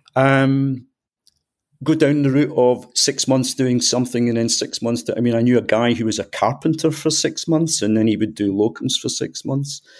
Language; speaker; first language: English; native; English